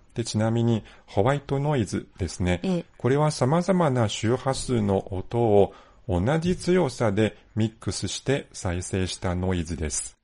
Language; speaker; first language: Japanese; non-native, fluent; Chinese